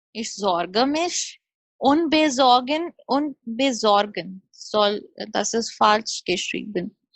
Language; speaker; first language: German; non-native, learner; Hindi